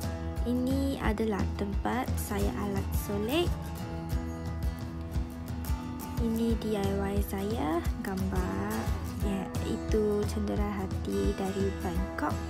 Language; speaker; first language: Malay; non-native, learner; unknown